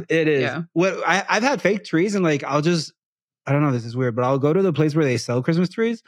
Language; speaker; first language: English; non-native, fluent; Spanish